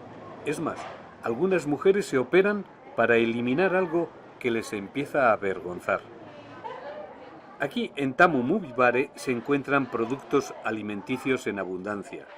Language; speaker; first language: Spanish; native; Spanish